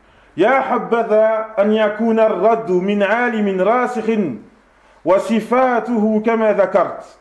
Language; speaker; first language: Arabic; non-native, fluent; French